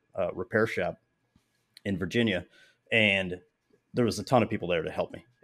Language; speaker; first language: English; native; English